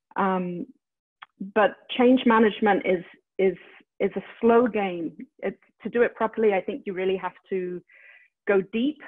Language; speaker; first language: English; native; English